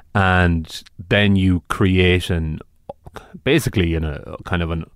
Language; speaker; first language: English; native; English